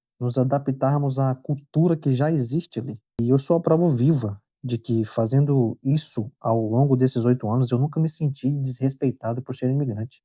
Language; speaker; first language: Portuguese; native; Portuguese